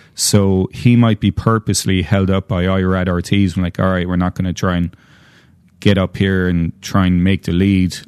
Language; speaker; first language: English; native; English